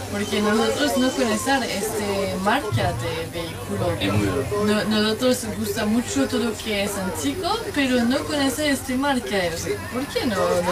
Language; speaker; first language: Spanish; non-native, learner; French